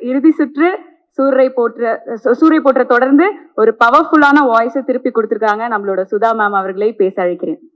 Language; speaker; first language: Tamil; native; Tamil